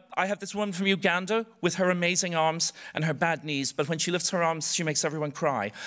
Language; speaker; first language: English; native; English